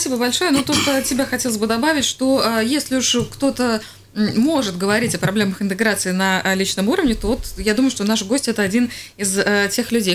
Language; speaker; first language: Russian; native; Russian